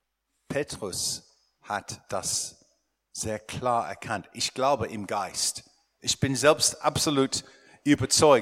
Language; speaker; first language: German; non-native, fluent; English